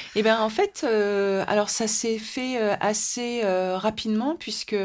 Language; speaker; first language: French; native; French